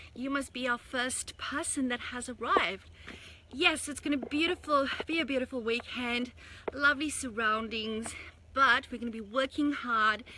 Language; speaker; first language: English; native; English